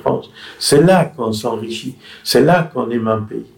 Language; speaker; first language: French; non-native, fluent; Persian